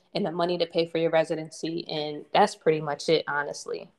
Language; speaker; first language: English; native; English